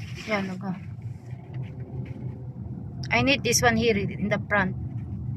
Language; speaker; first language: English; non-native, learner; Filipino